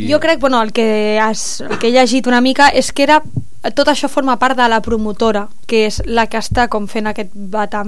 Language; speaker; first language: Catalan; native; Catalan